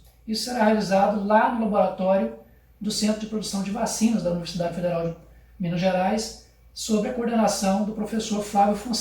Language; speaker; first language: Portuguese; native; Portuguese